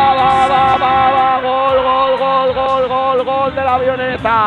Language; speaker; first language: Spanish; native; Spanish